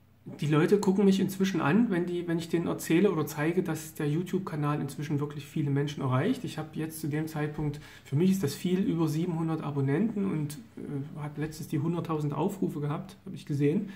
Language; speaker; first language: German; native; German